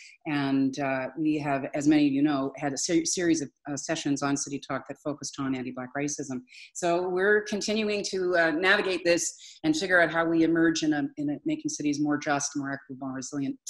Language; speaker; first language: English; native; English